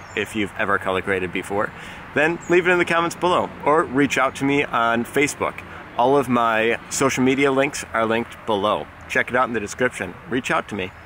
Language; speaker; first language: English; native; English